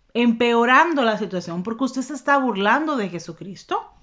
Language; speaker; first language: Spanish; native; Spanish